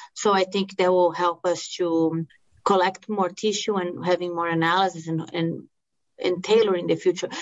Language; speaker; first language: English; non-native, fluent; Portuguese